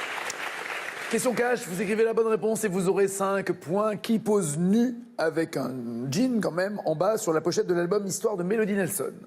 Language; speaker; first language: French; native; French